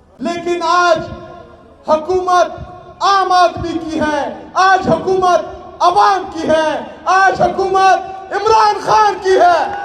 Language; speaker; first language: Urdu; non-native, local second language; Pashto